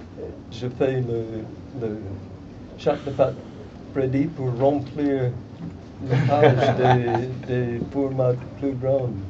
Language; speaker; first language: French; non-native, fluent; English